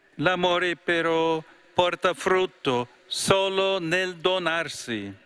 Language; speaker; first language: Italian; non-native, fluent; English